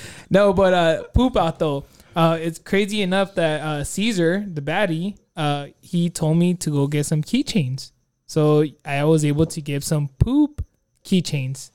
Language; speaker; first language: English; early bilingual, other home language; Spanish